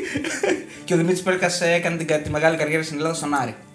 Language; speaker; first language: Greek; native; Greek